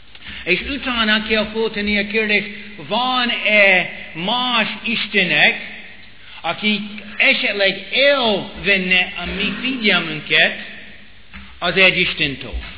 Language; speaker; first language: Hungarian; non-native, fluent; English